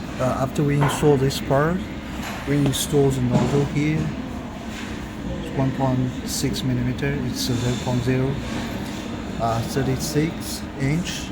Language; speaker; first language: English; non-native, learner; Chinese